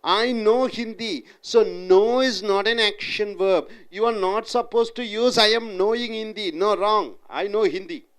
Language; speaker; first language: English; non-native, local second language; Tamil